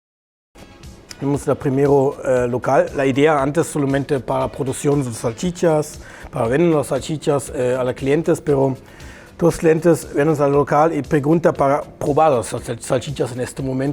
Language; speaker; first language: Spanish; non-native, fluent; German